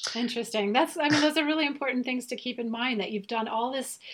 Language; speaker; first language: English; non-native, fluent; German